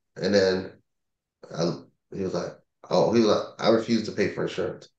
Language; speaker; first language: English; native; English